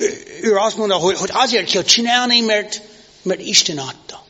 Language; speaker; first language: Hungarian; non-native, fluent; English